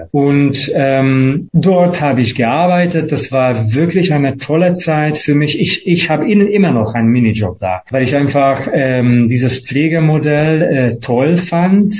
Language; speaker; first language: German; non-native, fluent; Hungarian